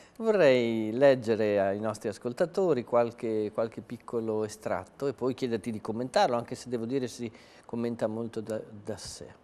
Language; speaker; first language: Italian; native; Italian